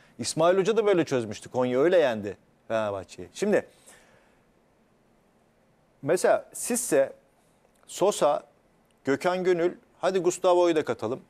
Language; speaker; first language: Turkish; native; Turkish